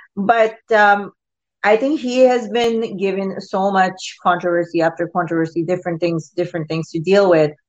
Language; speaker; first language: English; non-native, local second language; Urdu